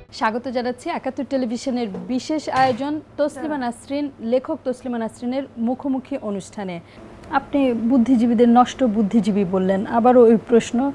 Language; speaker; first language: Bangla; native; Bangla